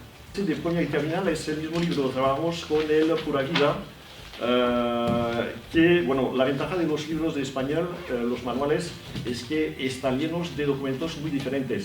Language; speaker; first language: Spanish; non-native, fluent; French